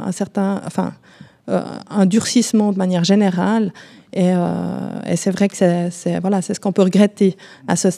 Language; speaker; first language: French; native; French